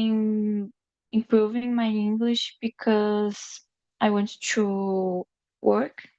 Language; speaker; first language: English; non-native, learner; Portuguese